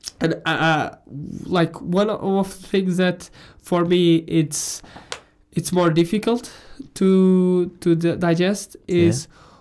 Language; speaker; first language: English; non-native, fluent; Portuguese